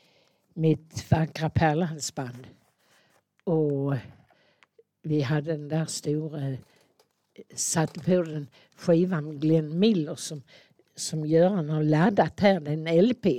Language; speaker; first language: Swedish; native; Swedish